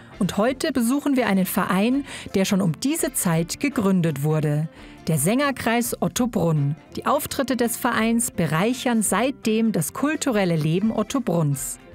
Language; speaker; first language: German; native; German